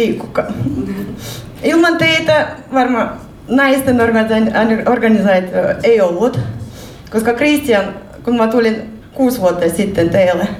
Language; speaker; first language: Finnish; non-native, learner; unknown